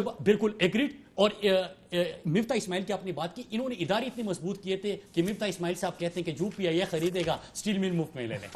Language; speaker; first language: Urdu; non-native, local second language; Pashto